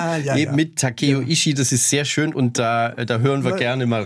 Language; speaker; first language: German; native; German